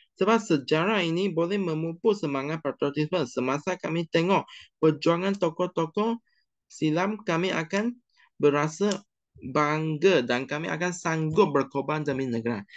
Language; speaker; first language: Malay; non-native, local second language; Chinese